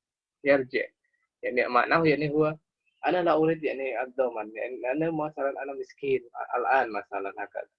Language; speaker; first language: Arabic; non-native, fluent; Indonesian